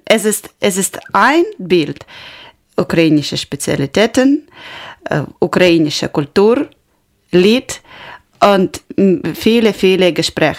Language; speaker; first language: German; non-native, learner; Ukrainian